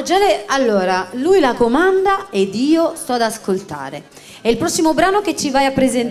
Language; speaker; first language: Italian; native; Italian